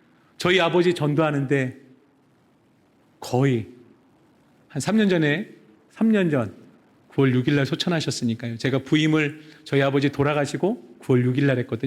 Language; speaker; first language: Korean; native; Korean